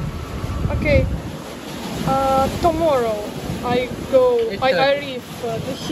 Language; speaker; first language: English; non-native, learner; Russian